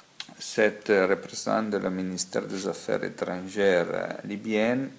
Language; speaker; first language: French; non-native, fluent; Italian